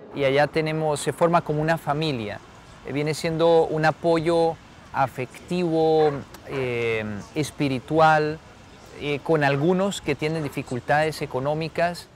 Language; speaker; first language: Spanish; native; Spanish